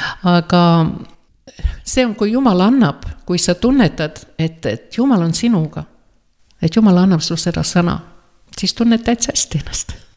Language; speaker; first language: Estonian; non-native, fluent; Latvian